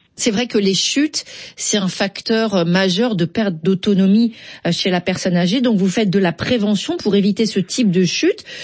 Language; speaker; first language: French; native; French